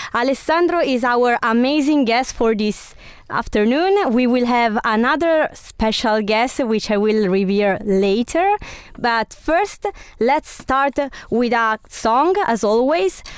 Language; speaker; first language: English; non-native, fluent; Italian